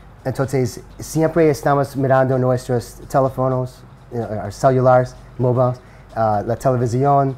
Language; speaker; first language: Spanish; non-native, learner; English